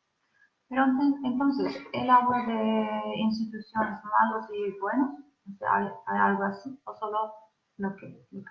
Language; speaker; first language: Spanish; non-native, learner; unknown